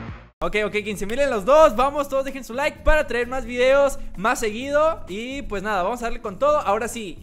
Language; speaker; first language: Spanish; native; Spanish